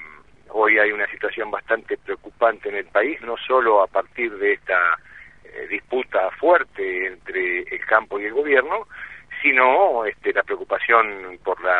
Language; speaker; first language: Spanish; native; Spanish